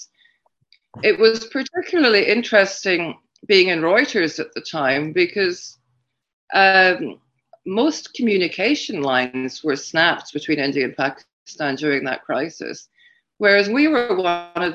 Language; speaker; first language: English; native; English